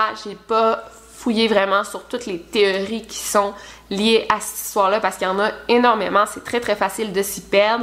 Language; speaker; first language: French; native; French